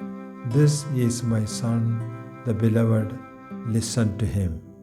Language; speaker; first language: English; non-native, local second language; Malayalam